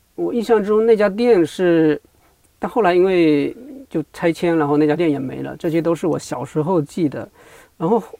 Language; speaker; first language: Chinese; native; Chinese